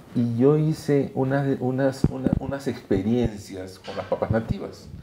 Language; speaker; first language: Spanish; native; Spanish